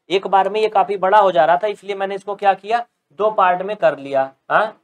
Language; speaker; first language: Hindi; native; Hindi